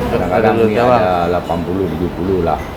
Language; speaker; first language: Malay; non-native, local second language; Achinese